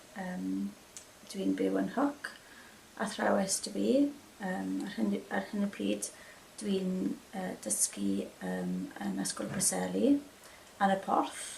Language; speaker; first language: Welsh; non-native, local second language; English